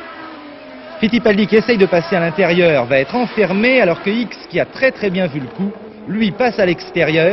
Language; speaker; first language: French; native; French